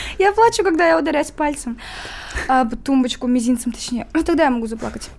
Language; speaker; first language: Russian; non-native, local second language; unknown